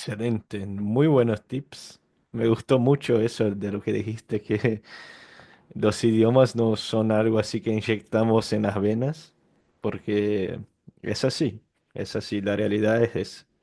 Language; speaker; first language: Spanish; non-native, fluent; Portuguese